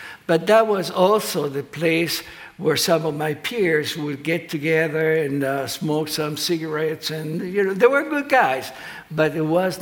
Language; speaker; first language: English; non-native, fluent; Spanish